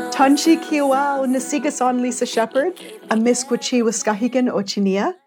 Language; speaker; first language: English; native; English